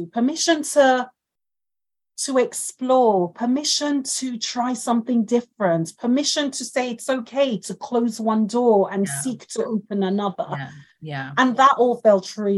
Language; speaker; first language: English; non-native, local second language; Yoruba